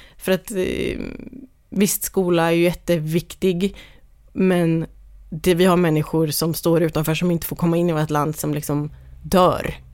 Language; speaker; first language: Swedish; native; Swedish